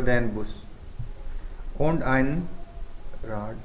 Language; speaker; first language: German; non-native, learner; Hindi